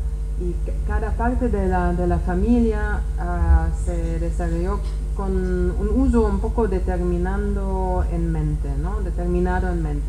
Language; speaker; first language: Spanish; non-native, fluent; Czech